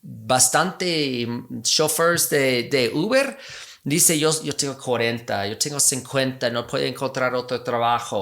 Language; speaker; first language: Spanish; non-native, fluent; English